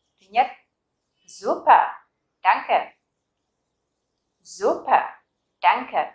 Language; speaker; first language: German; non-native, fluent; Vietnamese